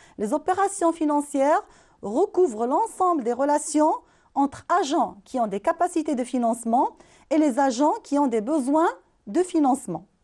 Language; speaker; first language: French; non-native, local second language; Arabic